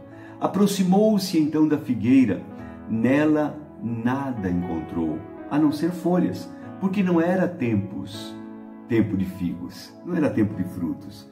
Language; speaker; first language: Portuguese; native; Portuguese